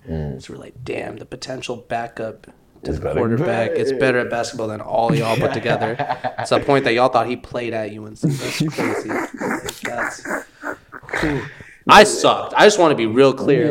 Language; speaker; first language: English; native; English